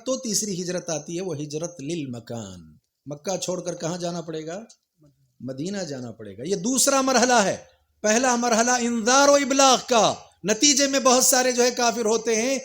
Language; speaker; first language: Urdu; native; Urdu